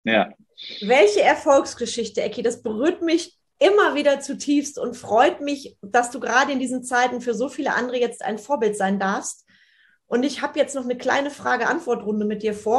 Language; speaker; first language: German; native; German